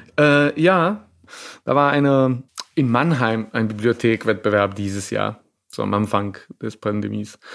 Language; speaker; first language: German; non-native, fluent; Serbian